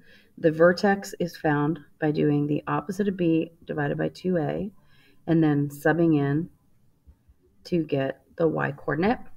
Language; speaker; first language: English; native; English